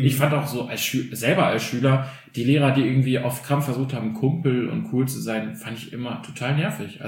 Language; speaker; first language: German; early bilingual, other home language; Albanian